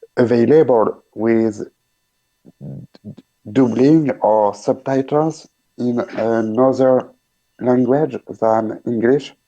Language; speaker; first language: English; non-native, learner; French